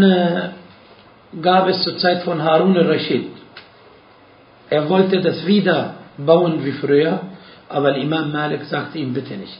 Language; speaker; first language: German; non-native, fluent; Arabic